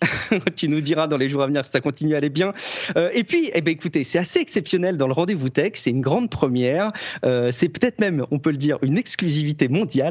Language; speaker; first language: French; native; French